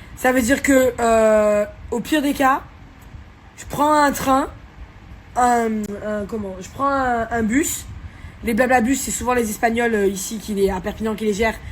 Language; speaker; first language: French; native; French